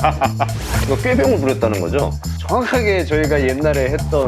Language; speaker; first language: Korean; native; Korean